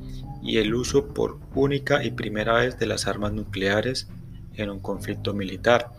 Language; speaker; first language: Spanish; native; Spanish